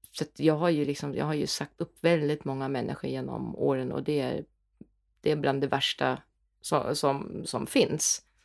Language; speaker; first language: Swedish; non-native, fluent; German